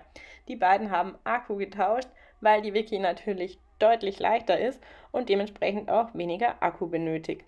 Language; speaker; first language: German; native; German